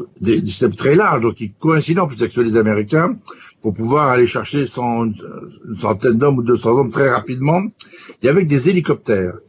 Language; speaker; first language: French; native; French